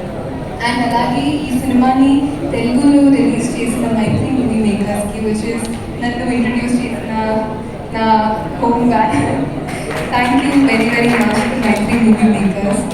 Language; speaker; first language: Telugu; non-native, fluent; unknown